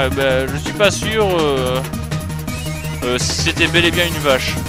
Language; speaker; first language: French; native; French